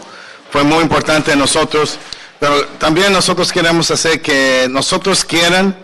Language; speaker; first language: Spanish; early bilingual, heritage; English